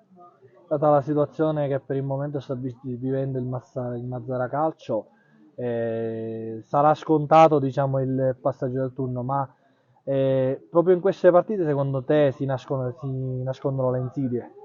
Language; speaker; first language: Italian; native; Italian